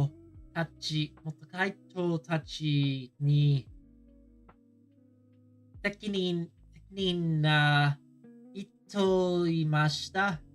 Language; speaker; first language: Japanese; non-native, learner; English